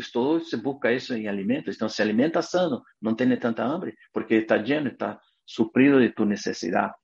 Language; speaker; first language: Spanish; non-native, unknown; Portuguese